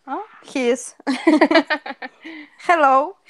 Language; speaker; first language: English; non-native, learner; Russian